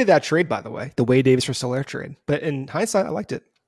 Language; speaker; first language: English; native; English